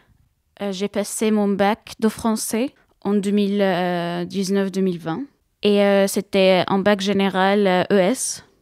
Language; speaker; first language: French; non-native, fluent; Arabic